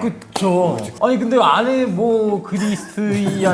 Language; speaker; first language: Korean; native; Korean